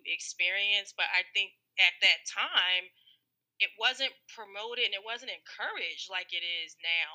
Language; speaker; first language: English; native; English